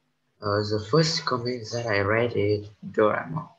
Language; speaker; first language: English; non-native, learner; Vietnamese